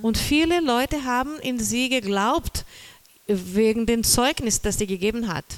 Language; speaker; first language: German; non-native, fluent; Portuguese